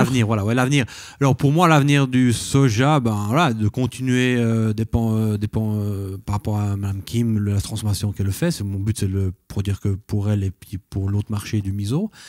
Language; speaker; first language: French; native; French